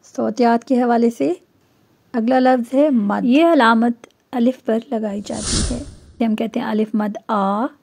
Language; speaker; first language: Urdu; native; Urdu